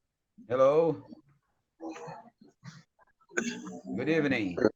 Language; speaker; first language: English; non-native, fluent; Portuguese